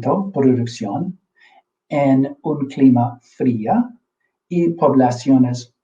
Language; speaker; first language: Spanish; non-native, fluent; English